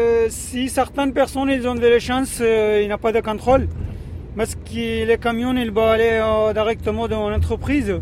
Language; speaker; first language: French; non-native, learner; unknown